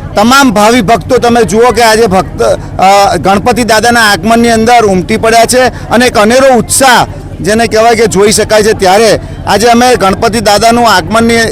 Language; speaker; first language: Gujarati; native; Gujarati